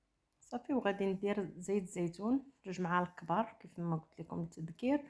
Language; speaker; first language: Arabic; native; Arabic